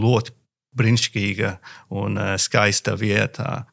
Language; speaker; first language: Latvian; non-native, learner; English